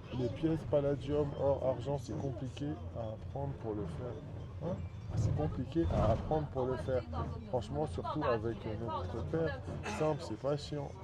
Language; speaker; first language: French; native; French